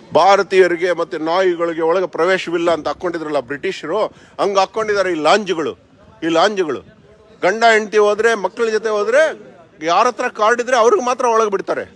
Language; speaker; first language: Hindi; non-native, local second language; Kannada